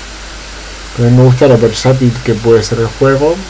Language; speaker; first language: Spanish; native; Spanish